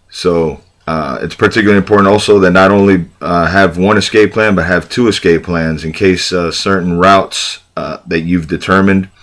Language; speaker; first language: English; native; English